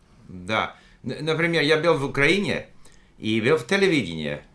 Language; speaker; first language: Russian; non-native, fluent; English